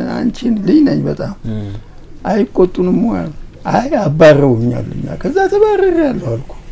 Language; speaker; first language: Amharic; non-native, local second language; Oromo